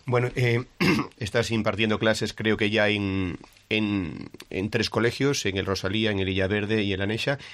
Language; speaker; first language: Spanish; native; Spanish